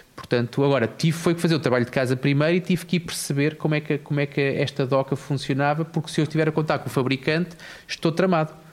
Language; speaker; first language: Portuguese; native; Portuguese